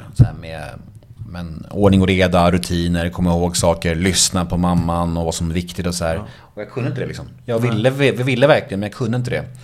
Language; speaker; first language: Swedish; native; Swedish